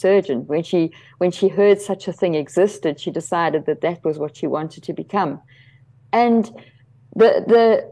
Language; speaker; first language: English; native; English